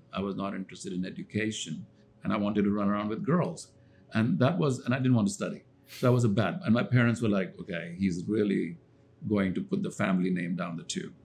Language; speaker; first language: English; non-native, local second language; Hindi